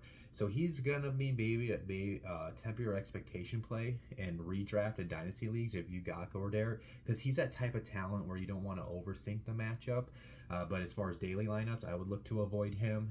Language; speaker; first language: English; native; English